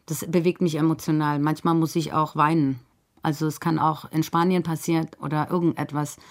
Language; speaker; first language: German; early bilingual, other home language; Persian